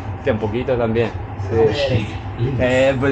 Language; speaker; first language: Spanish; non-native, learner; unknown